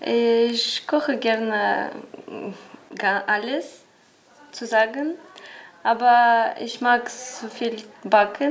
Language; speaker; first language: German; non-native, learner; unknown